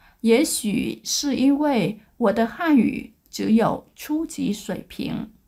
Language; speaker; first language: Chinese; non-native, learner; Vietnamese